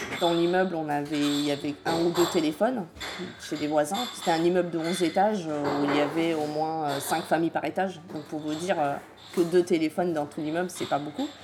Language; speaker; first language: French; early bilingual, other home language; Polish